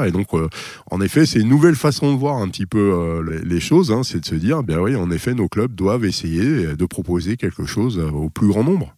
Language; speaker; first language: French; native; French